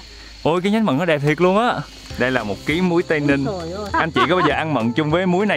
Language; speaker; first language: Vietnamese; native; Vietnamese